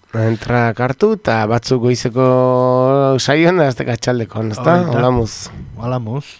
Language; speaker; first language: Basque; native; Basque